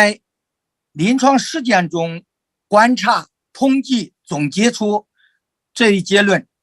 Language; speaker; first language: Chinese; native; Chinese